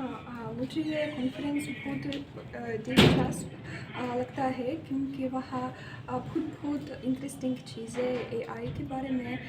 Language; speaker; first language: Hindi; non-native, learner; Russian